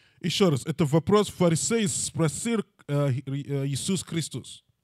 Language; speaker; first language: Russian; non-native, learner; English